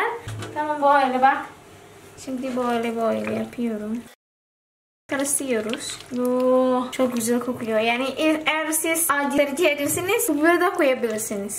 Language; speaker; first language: Turkish; non-native, learner; Indonesian